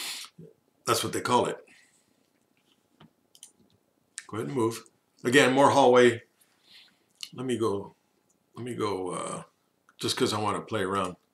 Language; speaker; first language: English; native; English